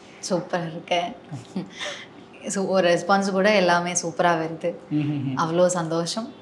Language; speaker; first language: Tamil; non-native, learner; Malayalam